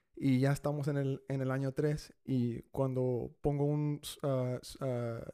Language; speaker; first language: Spanish; early bilingual, heritage; Spanish